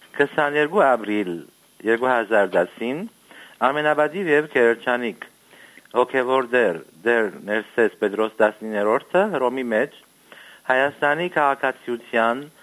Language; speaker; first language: Armenian; early bilingual, heritage; Armenian